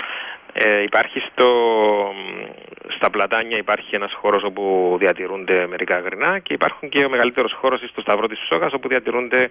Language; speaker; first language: Greek; native; Greek